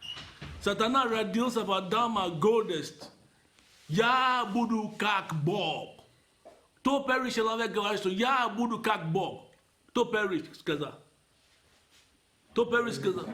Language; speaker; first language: Russian; non-native, fluent; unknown